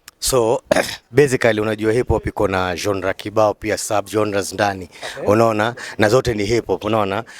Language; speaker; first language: Swahili; native; Swahili